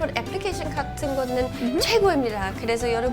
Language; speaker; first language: Korean; non-native, fluent; English